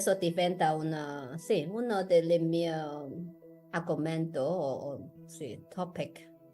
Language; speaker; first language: Italian; non-native, fluent; Chinese